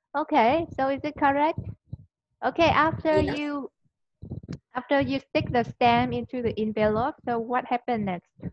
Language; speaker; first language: English; non-native, fluent; Vietnamese